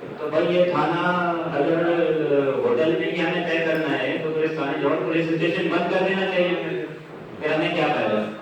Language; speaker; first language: Urdu; native; Urdu